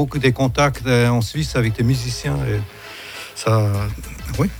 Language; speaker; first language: French; non-native, fluent; German